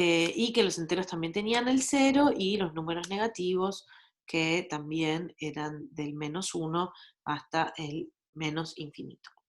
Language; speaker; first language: Spanish; native; Spanish